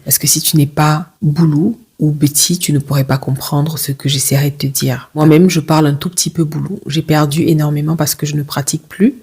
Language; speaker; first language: French; native; French